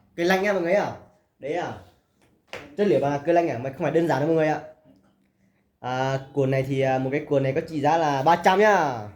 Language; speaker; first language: Vietnamese; non-native, local second language; Hmong